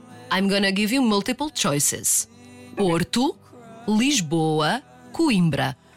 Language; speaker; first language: English; non-native, fluent; Portuguese